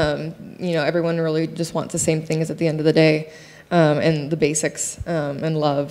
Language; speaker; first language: English; native; English